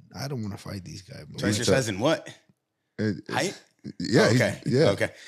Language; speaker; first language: English; native; English